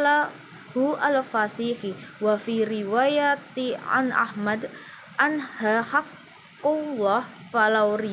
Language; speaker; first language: Arabic; non-native, learner; Indonesian